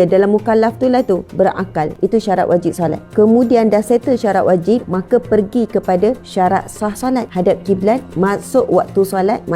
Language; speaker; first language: Malay; native; Malay